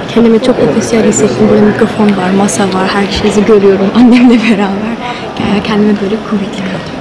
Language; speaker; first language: Turkish; early bilingual, heritage; English